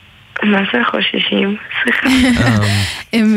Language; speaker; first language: Hebrew; non-native, learner; English